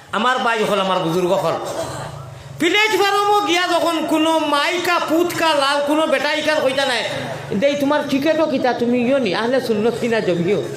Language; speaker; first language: Bangla; native; Bangla